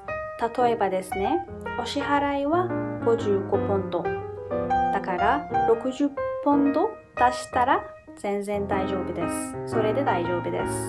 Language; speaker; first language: Japanese; non-native, fluent; Arabic